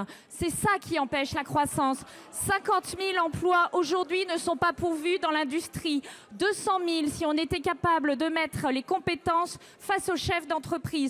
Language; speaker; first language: French; native; French